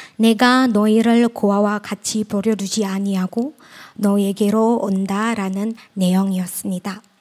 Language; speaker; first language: Korean; non-native, fluent; Indonesian